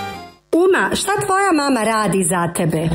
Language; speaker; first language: Croatian; native; Croatian